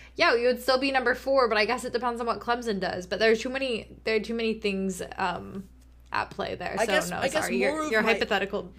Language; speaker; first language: English; native; English